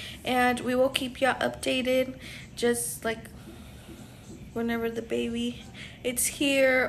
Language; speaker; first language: English; early bilingual, other home language; Spanish